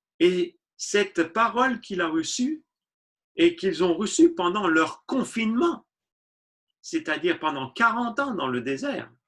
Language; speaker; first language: French; native; French